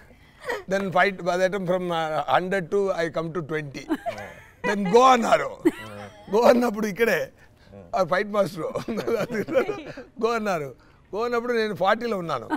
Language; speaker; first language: Telugu; non-native, learner; Tamil